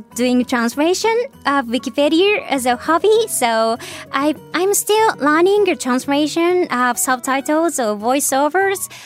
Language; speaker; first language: English; non-native, fluent; Japanese